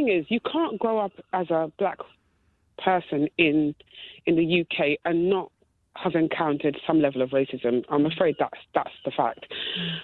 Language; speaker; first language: English; native; English